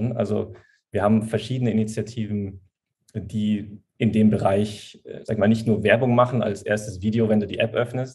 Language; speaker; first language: German; native; German